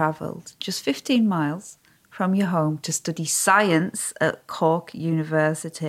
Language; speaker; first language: English; native; English